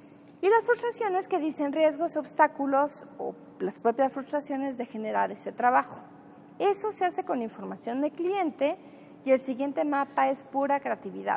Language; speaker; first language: Spanish; native; Spanish